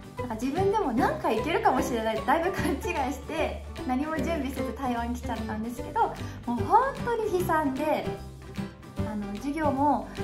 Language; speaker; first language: Japanese; native; Japanese